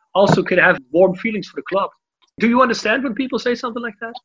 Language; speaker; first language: English; non-native, fluent; Dutch